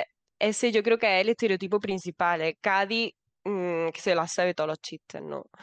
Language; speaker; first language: Spanish; native; Spanish